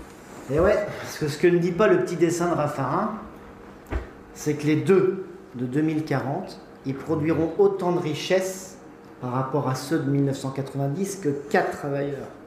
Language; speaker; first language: French; native; French